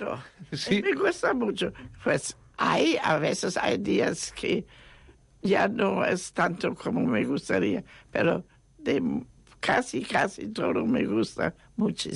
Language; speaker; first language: Spanish; non-native, fluent; German